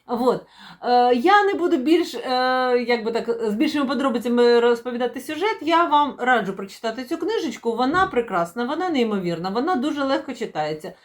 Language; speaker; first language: Ukrainian; non-native, local second language; Russian